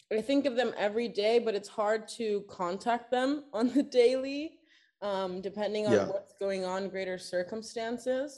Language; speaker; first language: English; native; English